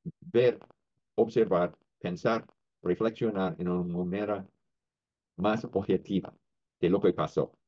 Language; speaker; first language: Spanish; non-native, fluent; English